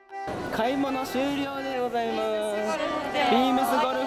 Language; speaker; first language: Japanese; native; Japanese